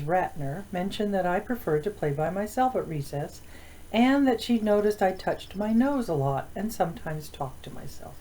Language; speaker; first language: English; native; English